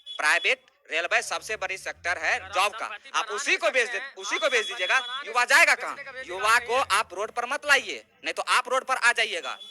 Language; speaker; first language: Hindi; native; Hindi